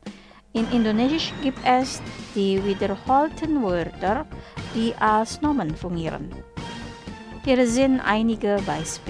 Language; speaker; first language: German; non-native, fluent; Indonesian